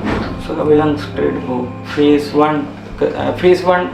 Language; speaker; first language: Filipino; non-native, learner; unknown